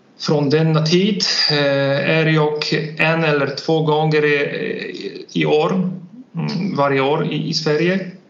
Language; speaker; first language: Swedish; non-native, learner; Polish